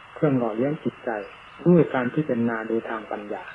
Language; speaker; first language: Thai; native; Thai